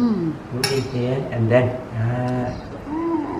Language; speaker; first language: English; non-native, local second language; Vietnamese